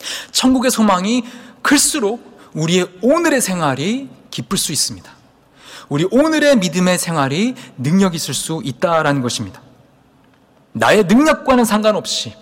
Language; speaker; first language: Korean; native; Korean